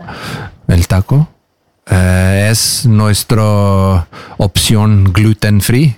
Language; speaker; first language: Spanish; non-native, learner; Norwegian